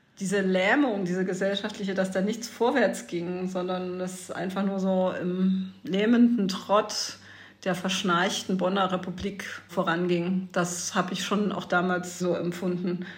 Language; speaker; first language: German; native; German